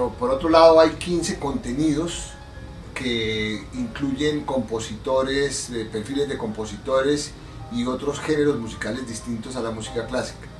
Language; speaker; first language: Spanish; native; Spanish